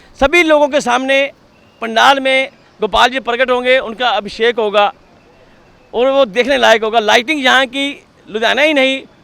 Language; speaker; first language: Hindi; non-native, local second language; Punjabi